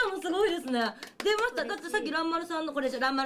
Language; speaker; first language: Japanese; native; Japanese